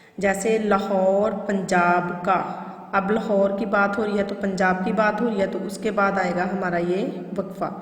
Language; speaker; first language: Urdu; non-native, local second language; Punjabi